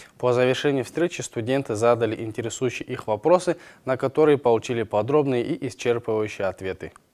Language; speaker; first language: Russian; non-native, local second language; Kazakh